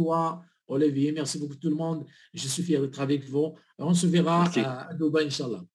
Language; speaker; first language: French; non-native, learner; Arabic